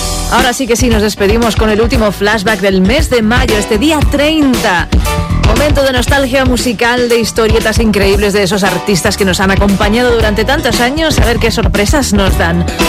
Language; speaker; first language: Spanish; native; Spanish